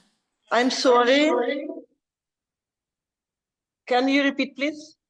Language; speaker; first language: English; non-native, learner; Ukrainian